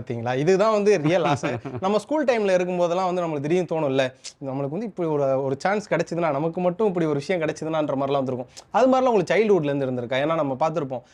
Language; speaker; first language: Tamil; native; Tamil